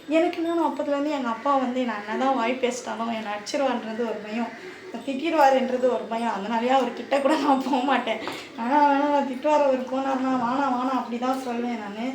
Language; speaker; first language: Tamil; native; Tamil